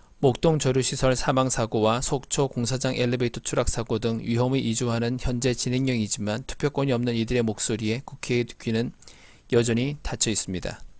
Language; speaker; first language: Korean; native; Korean